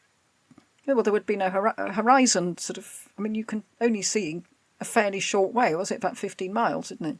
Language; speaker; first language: English; native; English